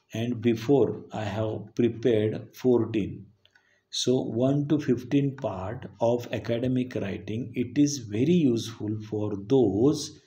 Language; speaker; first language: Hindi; non-native, local second language; Marathi